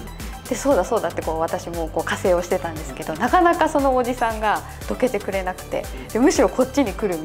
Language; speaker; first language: Japanese; native; Japanese